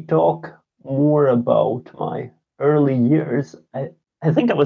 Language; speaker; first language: English; non-native, fluent; Latvian